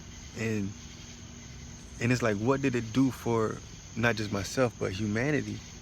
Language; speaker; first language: English; native; English